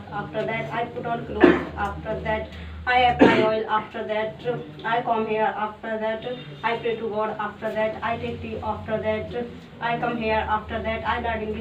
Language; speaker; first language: English; non-native, learner; Hindi